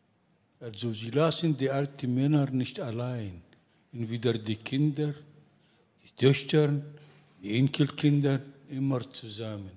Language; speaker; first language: German; non-native, fluent; Arabic